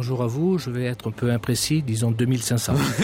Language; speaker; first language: French; native; French